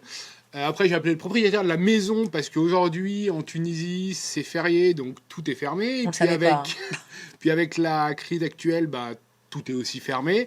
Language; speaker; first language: French; native; French